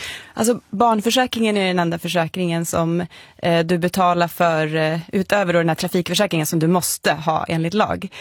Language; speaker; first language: Swedish; native; Swedish